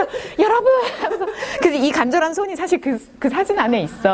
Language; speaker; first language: Korean; native; Korean